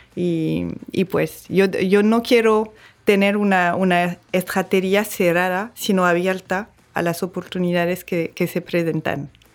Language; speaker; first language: Spanish; non-native, fluent; French